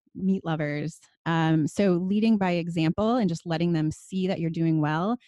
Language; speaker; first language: English; native; English